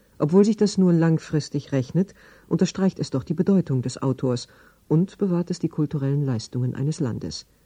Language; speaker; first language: German; native; German